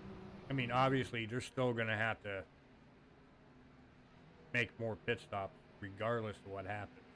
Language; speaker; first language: English; native; English